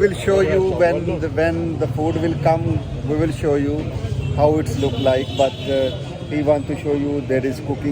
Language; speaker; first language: English; non-native, local second language; Hindi